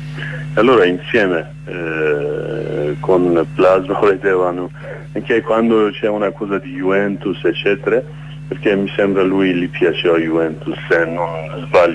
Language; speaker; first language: Italian; non-native, fluent; Kurdish